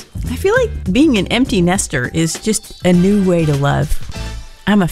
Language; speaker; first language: English; native; English